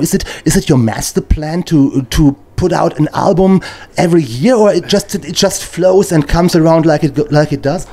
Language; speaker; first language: English; non-native, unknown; German